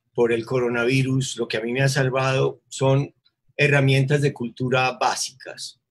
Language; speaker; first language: Spanish; native; Spanish